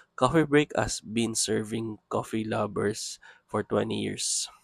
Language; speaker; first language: English; non-native, local second language; Filipino